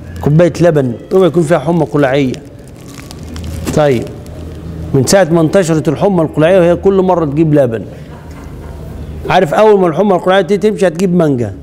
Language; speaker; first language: Arabic; native; Arabic